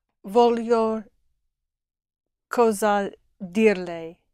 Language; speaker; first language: Italian; non-native, learner; English